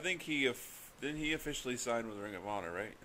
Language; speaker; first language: English; native; English